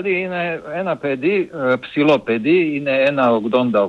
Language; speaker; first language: Greek; non-native, fluent; Serbian